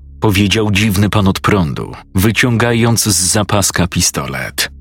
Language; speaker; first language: Polish; native; Polish